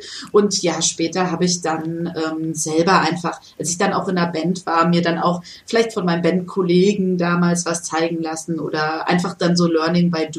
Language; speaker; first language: German; native; German